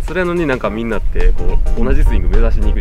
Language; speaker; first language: Japanese; native; Japanese